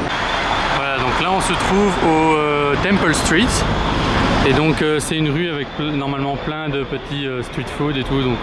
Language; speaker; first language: French; native; French